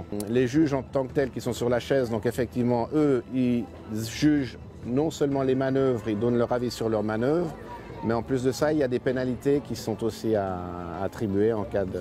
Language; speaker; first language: French; native; French